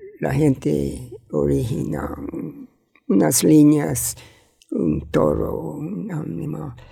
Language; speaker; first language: Spanish; non-native, learner; English